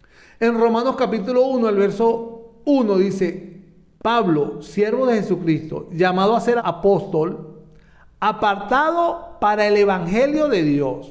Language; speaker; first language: Spanish; native; Spanish